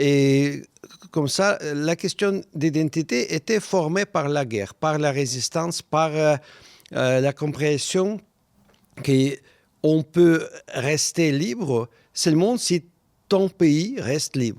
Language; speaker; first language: French; non-native, fluent; Russian